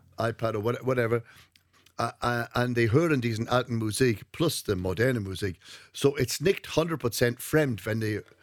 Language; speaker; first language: German; non-native, learner; English